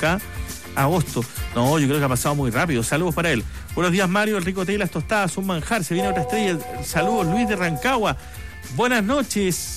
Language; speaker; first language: Spanish; native; Spanish